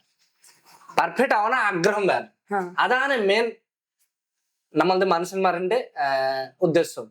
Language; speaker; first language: Malayalam; non-native, fluent; Bangla